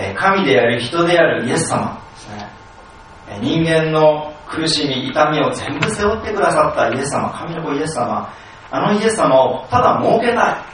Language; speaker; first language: Japanese; native; Japanese